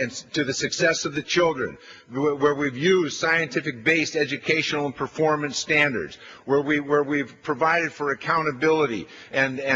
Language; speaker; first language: English; native; English